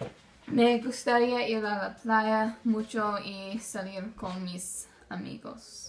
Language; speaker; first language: Spanish; non-native, learner; English